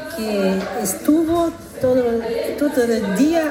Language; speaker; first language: Spanish; non-native, learner; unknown